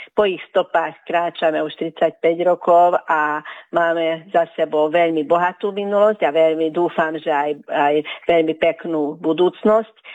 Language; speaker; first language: Slovak; non-native, local second language; Hungarian